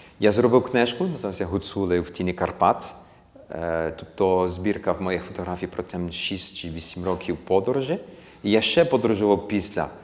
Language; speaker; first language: Ukrainian; early bilingual, heritage; Ukrainian